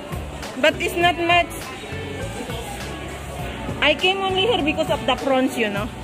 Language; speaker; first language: English; non-native, learner; Filipino